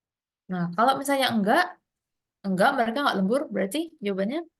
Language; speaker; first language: Indonesian; native; Indonesian